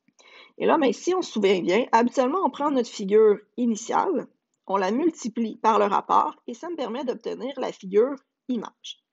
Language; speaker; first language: French; native; French